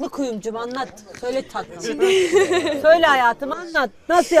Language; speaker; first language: Turkish; native; Turkish